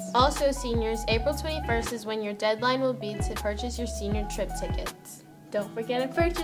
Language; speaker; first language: English; native; English